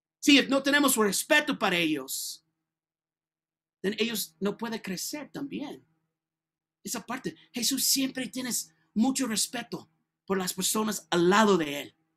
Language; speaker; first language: Spanish; non-native, learner; English